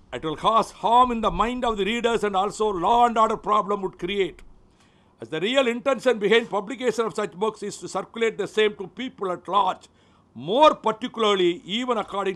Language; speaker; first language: English; non-native, local second language; Tamil